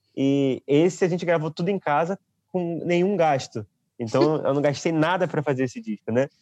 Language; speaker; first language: Portuguese; native; Portuguese